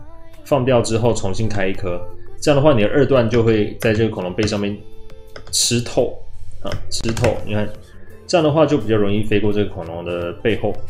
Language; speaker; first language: Chinese; native; Chinese